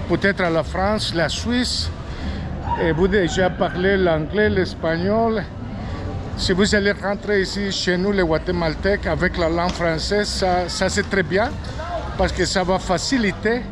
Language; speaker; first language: French; non-native, fluent; Spanish